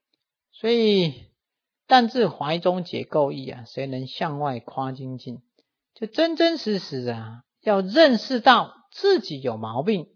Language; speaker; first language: Chinese; native; Chinese